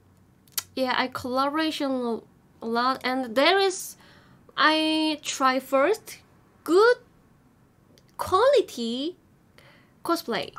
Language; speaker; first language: English; non-native, learner; Korean